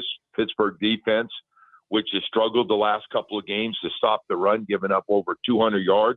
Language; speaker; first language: English; native; English